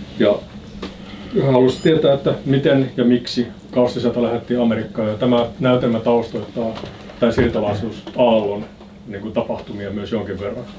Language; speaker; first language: Finnish; native; Finnish